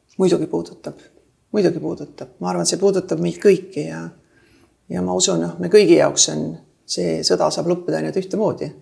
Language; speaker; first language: Estonian; native; Estonian